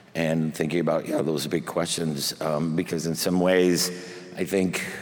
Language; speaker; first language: English; early bilingual, other home language; Spanish